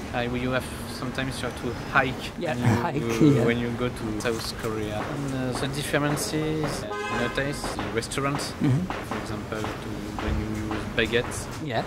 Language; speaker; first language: English; non-native, learner; French